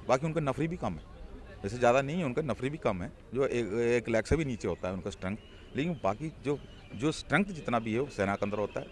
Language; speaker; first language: Hindi; non-native, local second language; Malayalam